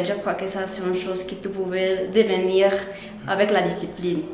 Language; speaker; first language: French; non-native, learner; Spanish